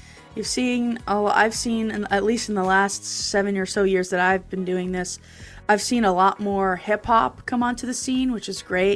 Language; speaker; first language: English; native; English